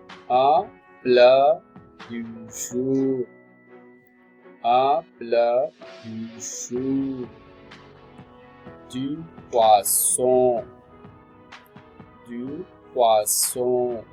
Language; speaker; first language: French; non-native, fluent; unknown